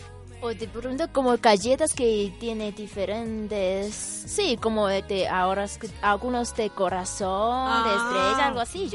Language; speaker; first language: Spanish; non-native, fluent; Chinese